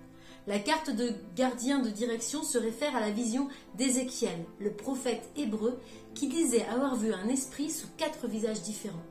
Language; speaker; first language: French; native; French